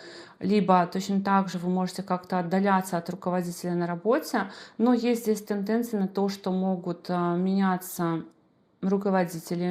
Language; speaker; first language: Russian; native; Russian